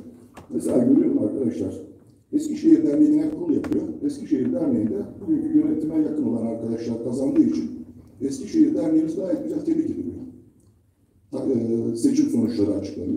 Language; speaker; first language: Turkish; native; Turkish